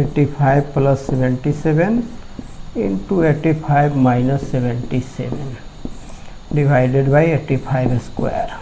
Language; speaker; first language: Hindi; native; Hindi